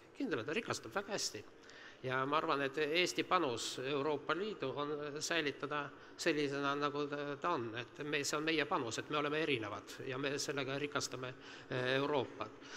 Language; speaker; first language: Estonian; non-native, local second language; Russian